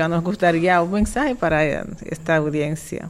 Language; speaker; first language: Spanish; native; Spanish